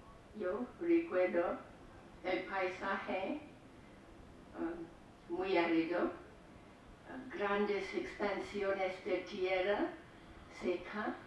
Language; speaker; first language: Spanish; non-native, fluent; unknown